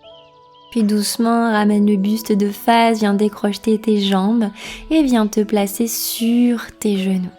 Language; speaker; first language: French; native; French